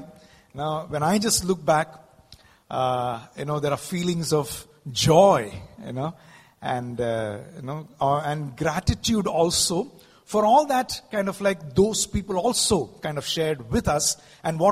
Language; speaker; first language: English; non-native, local second language; Malayalam